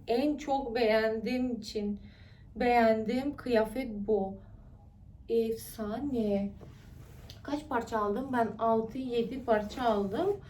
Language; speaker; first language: Turkish; non-native, fluent; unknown